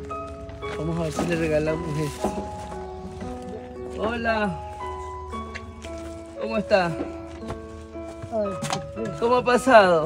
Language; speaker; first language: Spanish; native; Spanish